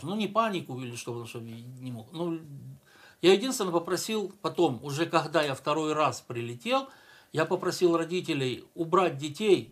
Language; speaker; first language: Russian; native; Russian